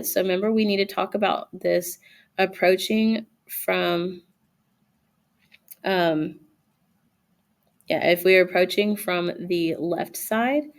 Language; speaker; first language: English; native; English